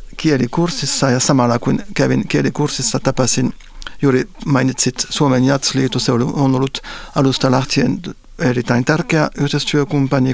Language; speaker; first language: Finnish; non-native, fluent; French